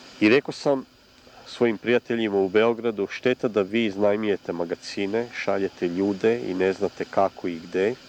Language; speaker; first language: Serbian; non-native, local second language; Hungarian